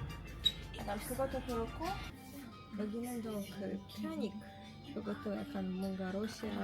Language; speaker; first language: Korean; non-native, learner; Russian